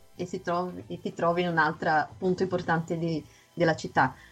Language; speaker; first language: Italian; non-native, fluent; Portuguese